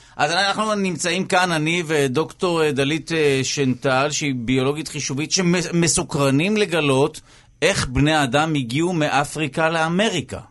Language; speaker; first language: Hebrew; native; Hebrew